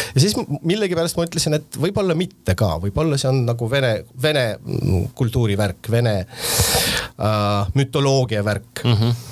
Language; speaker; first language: Estonian; non-native, local second language; Russian